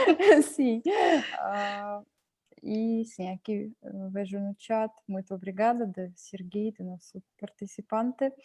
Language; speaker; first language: Portuguese; non-native, fluent; Russian